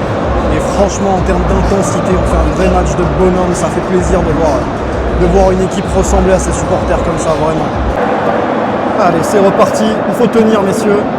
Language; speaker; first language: French; native; French